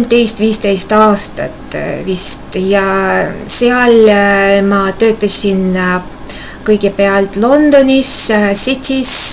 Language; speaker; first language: Estonian; non-native, local second language; Russian